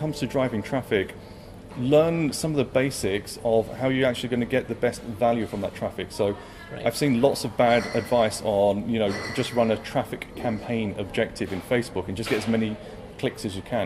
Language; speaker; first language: English; native; English